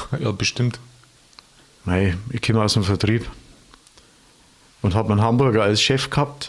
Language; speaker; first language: German; native; German